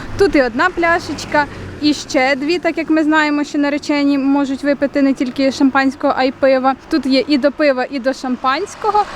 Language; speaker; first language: Ukrainian; non-native, local second language; Russian